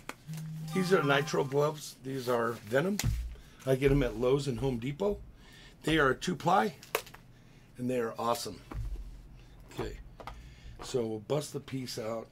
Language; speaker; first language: English; native; English